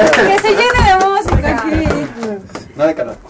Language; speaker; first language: Spanish; native; Spanish